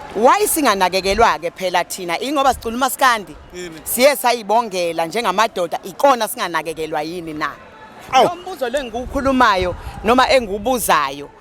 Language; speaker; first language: Zulu; native; Zulu